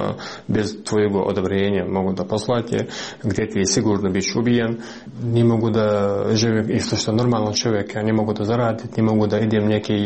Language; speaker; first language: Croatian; non-native, learner; Chechen